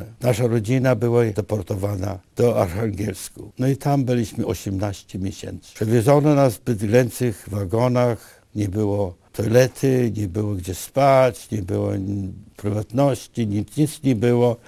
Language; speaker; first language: Polish; early bilingual, other home language; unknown